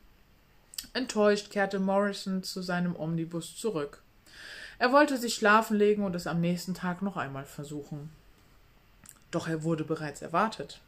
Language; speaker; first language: German; native; German